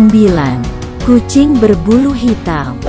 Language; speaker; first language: Indonesian; native; Indonesian